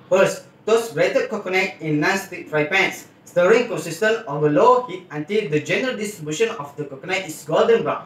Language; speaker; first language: English; non-native, local second language; Malay